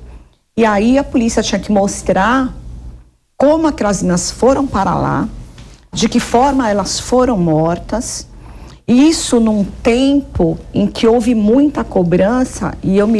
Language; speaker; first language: Portuguese; native; Portuguese